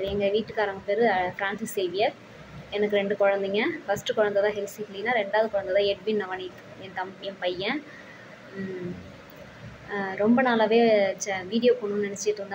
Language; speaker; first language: Tamil; native; Tamil